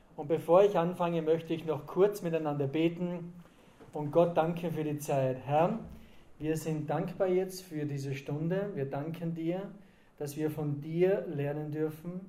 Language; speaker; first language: German; native; German